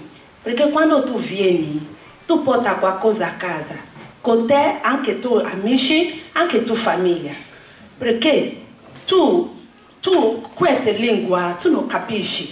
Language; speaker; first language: Italian; non-native, learner; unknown